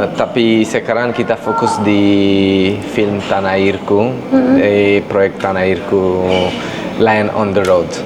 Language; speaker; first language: Indonesian; non-native, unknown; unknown